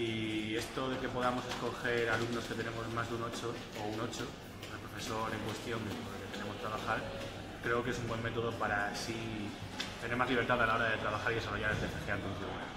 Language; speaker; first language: Spanish; native; Spanish